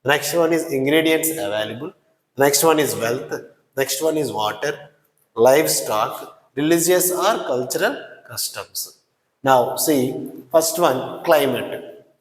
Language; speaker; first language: English; non-native, local second language; Telugu